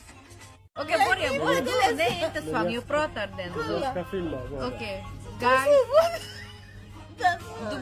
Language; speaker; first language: Swedish; non-native, learner; Bangla